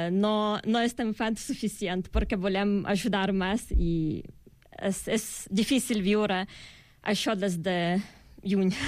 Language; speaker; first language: Catalan; non-native, fluent; Ukrainian